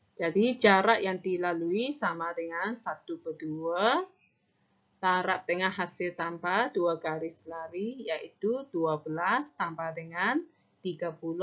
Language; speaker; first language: Malay; non-native, local second language; Chinese